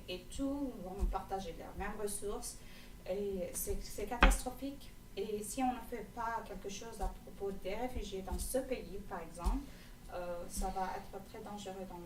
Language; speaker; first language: French; non-native, fluent; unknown